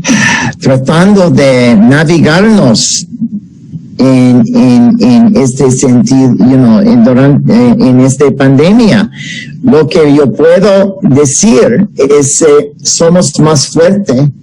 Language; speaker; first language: Spanish; non-native, fluent; English